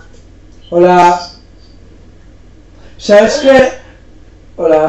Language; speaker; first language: Spanish; native; Spanish